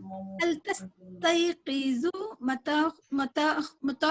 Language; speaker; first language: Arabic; non-native, learner; Urdu